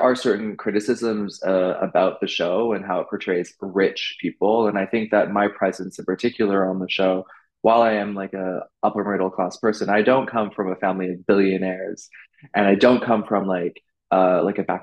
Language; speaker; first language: English; native; English